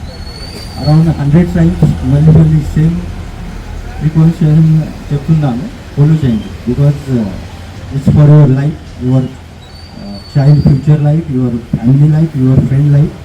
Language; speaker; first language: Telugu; non-native, learner; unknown